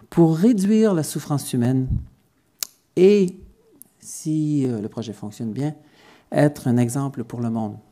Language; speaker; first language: French; native; French